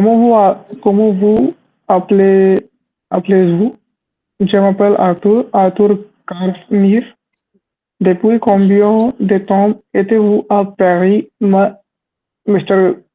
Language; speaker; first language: French; non-native, learner; Hindi